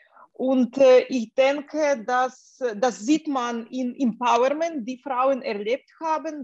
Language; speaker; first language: German; non-native, fluent; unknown